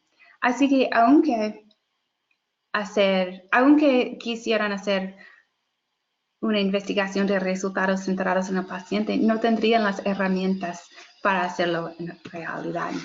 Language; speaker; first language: Spanish; non-native, fluent; English